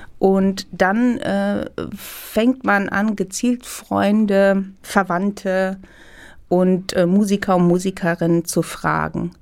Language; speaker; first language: German; non-native, fluent; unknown